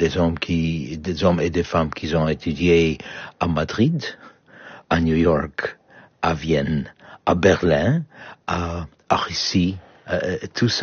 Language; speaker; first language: French; non-native, fluent; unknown